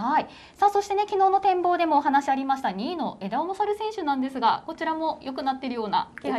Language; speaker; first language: Japanese; native; Japanese